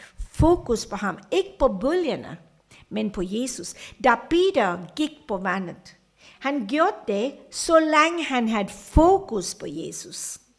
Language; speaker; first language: Danish; non-native, fluent; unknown